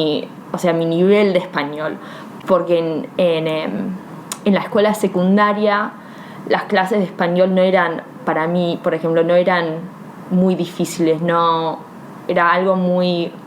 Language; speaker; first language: Spanish; early bilingual, heritage; Spanish